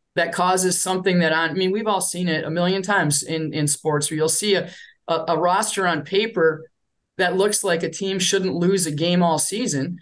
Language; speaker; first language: English; native; English